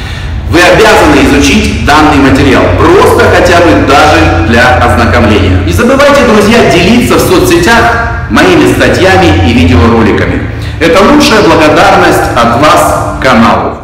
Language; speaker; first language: Russian; native; Russian